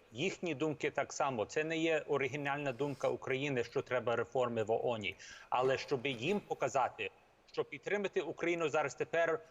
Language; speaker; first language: Ukrainian; early bilingual, heritage; Ukrainian